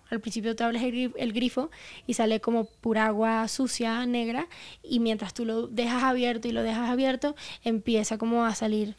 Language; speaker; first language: Spanish; native; Spanish